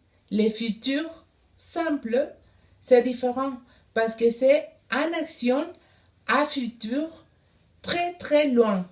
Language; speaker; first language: French; non-native, learner; Spanish